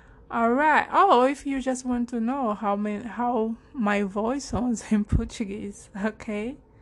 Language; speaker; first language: English; non-native, fluent; Portuguese